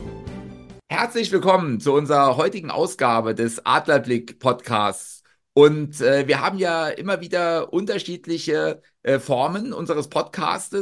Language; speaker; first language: German; native; German